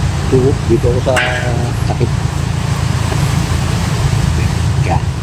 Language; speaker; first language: Filipino; native; Filipino